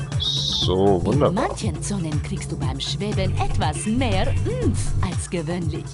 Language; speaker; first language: German; native; German